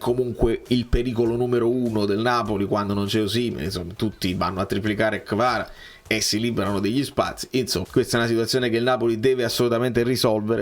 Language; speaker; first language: Italian; native; Italian